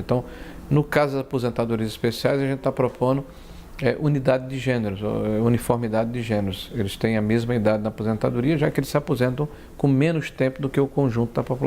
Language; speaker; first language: Portuguese; native; Portuguese